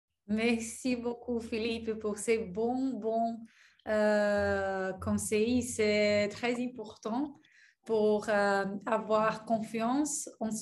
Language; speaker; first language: French; non-native, learner; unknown